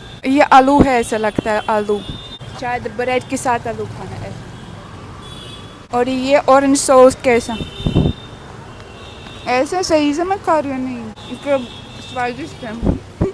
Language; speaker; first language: Hindi; non-native, learner; Russian